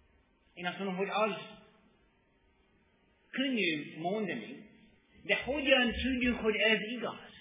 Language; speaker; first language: Hungarian; non-native, learner; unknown